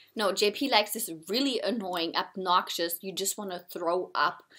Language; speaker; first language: English; non-native, fluent; German